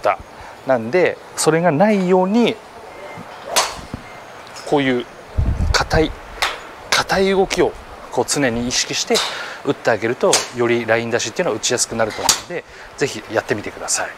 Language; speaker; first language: Japanese; native; Japanese